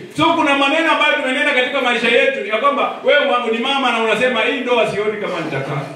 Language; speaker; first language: Swahili; non-native, local second language; Luyia